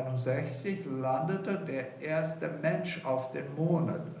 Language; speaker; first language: German; non-native, fluent; Portuguese